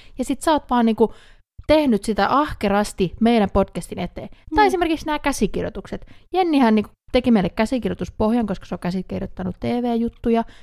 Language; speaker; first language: Finnish; native; Finnish